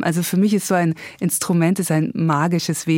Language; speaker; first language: German; native; German